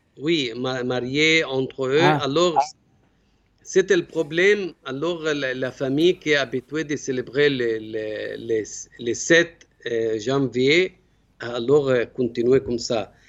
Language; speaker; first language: French; non-native, learner; Arabic